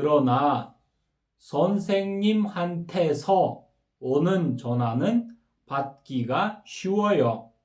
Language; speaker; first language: Korean; non-native, fluent; Kyrgyz